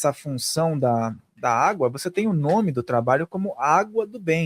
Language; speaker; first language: Portuguese; native; Portuguese